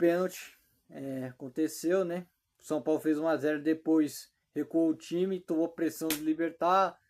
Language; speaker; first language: Portuguese; native; Portuguese